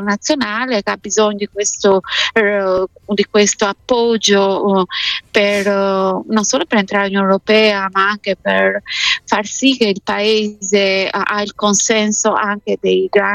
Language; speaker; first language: Italian; non-native, fluent; Albanian